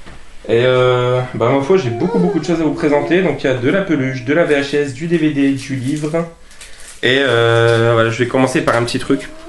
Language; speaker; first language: French; native; French